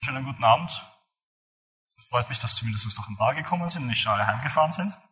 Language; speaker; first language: German; native; German